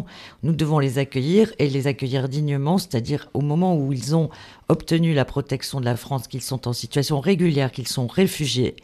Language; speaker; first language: French; native; French